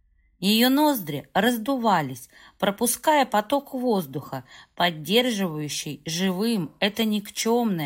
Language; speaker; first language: Russian; native; Russian